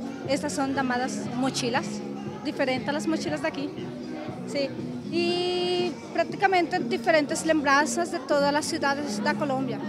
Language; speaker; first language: Portuguese; non-native, learner; Spanish